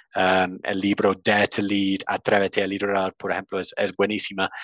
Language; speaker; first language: Spanish; non-native, fluent; English